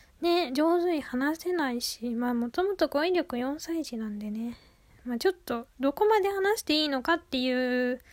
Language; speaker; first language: Japanese; native; Japanese